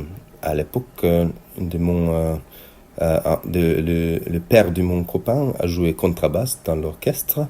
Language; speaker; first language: French; non-native, fluent; Hungarian